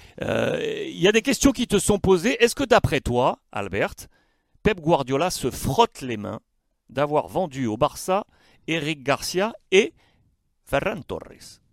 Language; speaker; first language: French; native; French